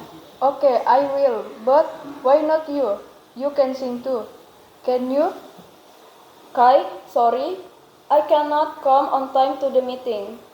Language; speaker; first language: English; non-native, learner; Indonesian